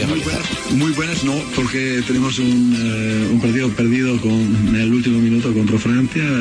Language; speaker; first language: Spanish; non-native, fluent; Italian